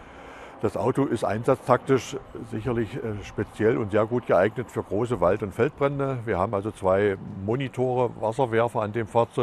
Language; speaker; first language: German; native; German